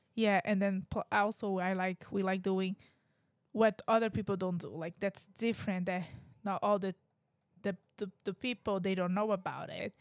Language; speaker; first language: English; non-native, fluent; Portuguese